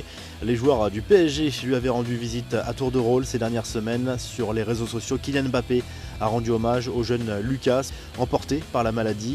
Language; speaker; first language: French; native; French